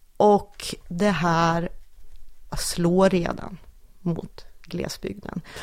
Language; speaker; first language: Swedish; native; Swedish